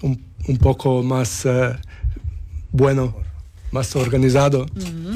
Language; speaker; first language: Spanish; non-native, learner; Serbian